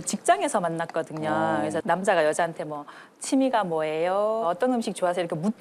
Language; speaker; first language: Korean; native; Korean